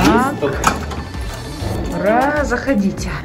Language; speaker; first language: Russian; native; Russian